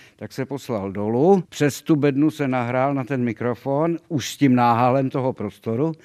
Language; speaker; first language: Czech; native; Czech